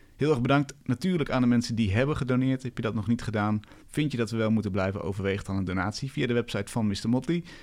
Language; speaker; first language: Dutch; native; Dutch